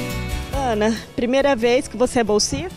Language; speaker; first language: Portuguese; native; Portuguese